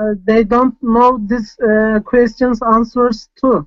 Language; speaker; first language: English; non-native, fluent; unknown